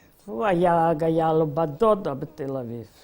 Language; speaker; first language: Hebrew; non-native, fluent; Yiddish